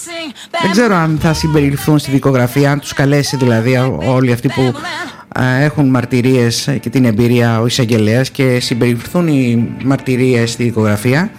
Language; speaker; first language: Greek; native; Greek